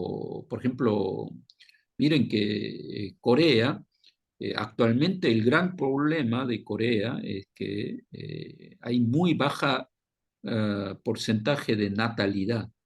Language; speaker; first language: Spanish; non-native, fluent; Korean